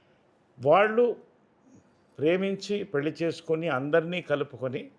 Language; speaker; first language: Telugu; native; Telugu